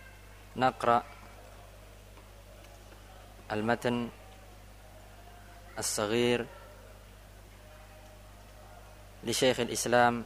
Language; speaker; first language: Arabic; non-native, fluent; Indonesian